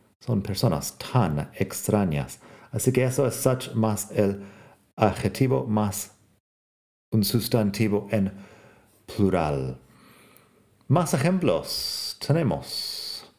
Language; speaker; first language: Spanish; non-native, fluent; English